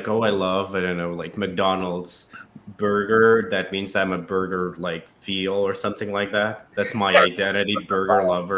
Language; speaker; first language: English; non-native, fluent; Russian